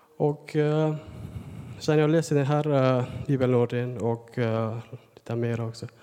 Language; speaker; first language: Swedish; non-native, learner; Persian